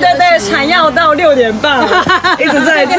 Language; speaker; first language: Chinese; non-native, fluent; Japanese